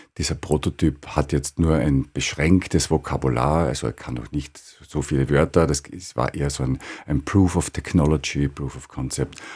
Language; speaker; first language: German; native; German